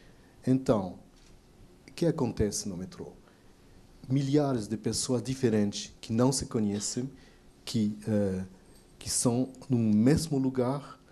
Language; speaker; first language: Portuguese; non-native, fluent; French